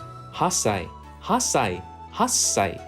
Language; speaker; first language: Japanese; non-native, learner; English